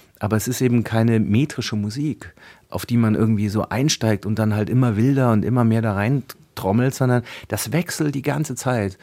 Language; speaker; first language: German; native; German